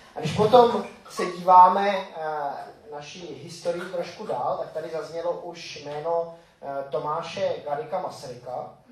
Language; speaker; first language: Czech; native; Czech